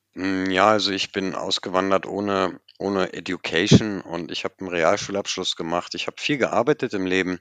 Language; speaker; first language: German; native; German